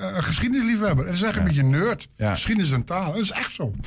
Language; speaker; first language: Dutch; native; Dutch